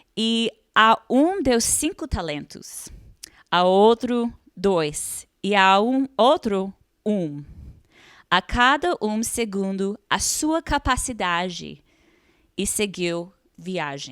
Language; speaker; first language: Portuguese; non-native, fluent; English